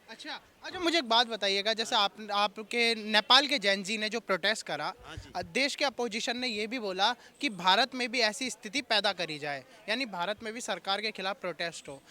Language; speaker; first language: Hindi; native; Hindi